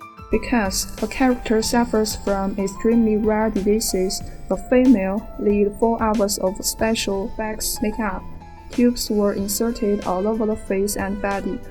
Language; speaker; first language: English; non-native, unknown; Chinese